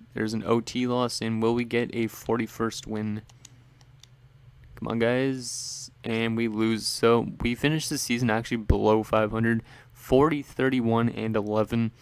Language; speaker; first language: English; native; English